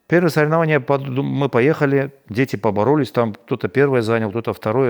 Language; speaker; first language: Russian; non-native, local second language; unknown